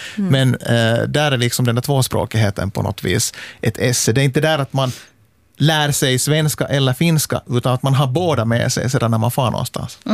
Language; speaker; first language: Swedish; native; Swedish